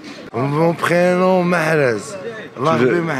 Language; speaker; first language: French; non-native, learner; Arabic